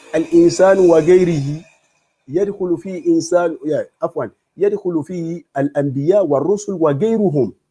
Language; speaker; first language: Arabic; non-native, fluent; Yoruba